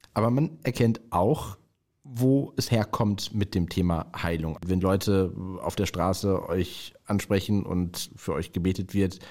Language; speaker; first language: German; native; German